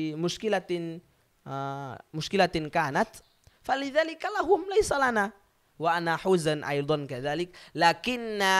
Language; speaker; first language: Arabic; non-native, learner; Indonesian